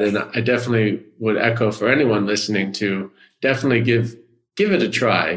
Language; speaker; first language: English; native; English